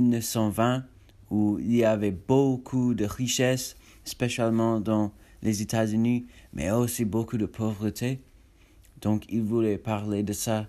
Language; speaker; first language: French; non-native, learner; English